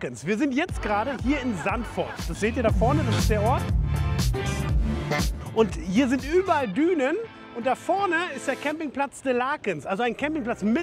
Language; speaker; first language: German; native; German